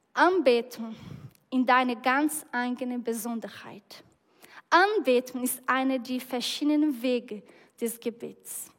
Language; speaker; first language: German; non-native, fluent; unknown